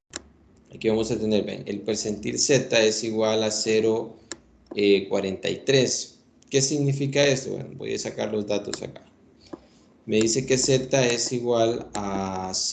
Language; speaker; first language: Spanish; native; Spanish